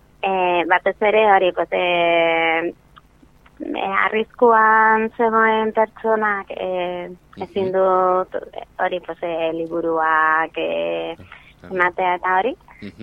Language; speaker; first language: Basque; non-native, local second language; Spanish